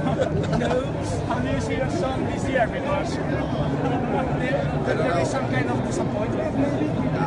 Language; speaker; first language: English; non-native, learner; Spanish